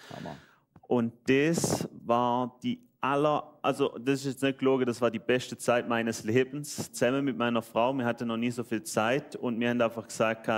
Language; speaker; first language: German; native; German